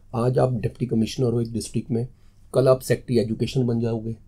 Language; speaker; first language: Hindi; native; Hindi